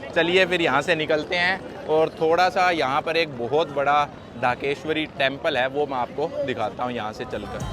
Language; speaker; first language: Hindi; native; Hindi